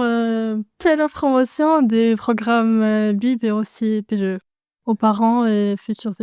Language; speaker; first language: French; non-native, fluent; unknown